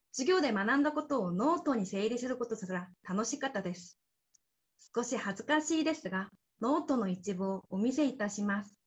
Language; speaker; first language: Japanese; non-native, fluent; Korean